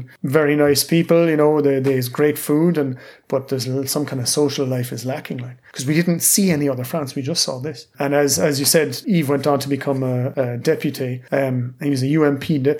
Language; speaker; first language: English; native; English